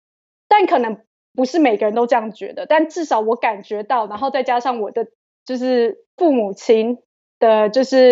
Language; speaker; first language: Chinese; native; Chinese